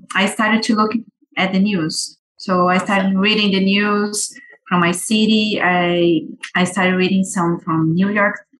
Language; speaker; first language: English; non-native, fluent; Portuguese